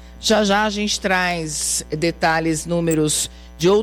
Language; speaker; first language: Portuguese; native; Portuguese